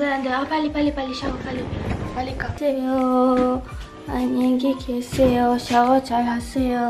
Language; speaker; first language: Korean; non-native, learner; Russian